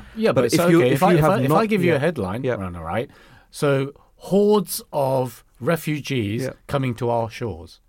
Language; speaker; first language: English; non-native, local second language; Cantonese